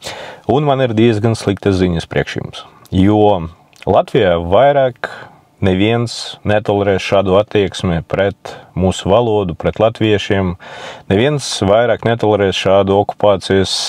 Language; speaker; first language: Latvian; non-native, local second language; Russian